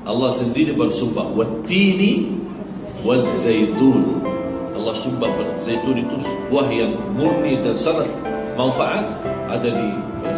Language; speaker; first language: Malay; non-native, fluent; Arabic